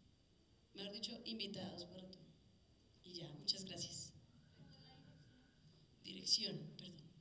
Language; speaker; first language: Spanish; native; Spanish